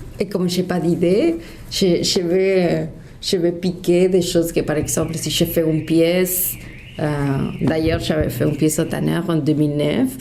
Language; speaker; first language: French; non-native, fluent; Spanish